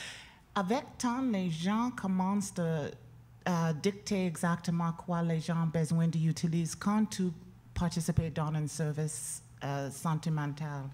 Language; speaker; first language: French; non-native, learner; English